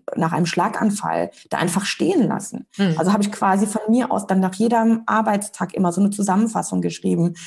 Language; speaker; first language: German; early bilingual, other home language; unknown